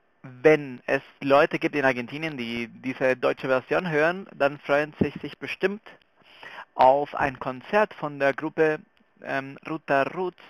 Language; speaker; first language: German; non-native, fluent; Spanish